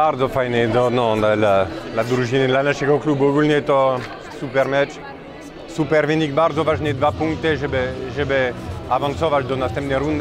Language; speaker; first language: Polish; non-native, fluent; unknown